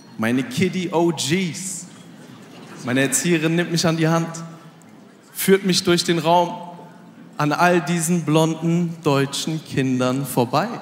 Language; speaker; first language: German; early bilingual, other home language; Arabic